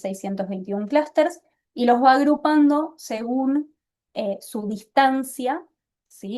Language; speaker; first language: Spanish; native; Spanish